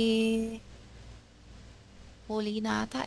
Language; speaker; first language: Filipino; non-native, learner; Chinese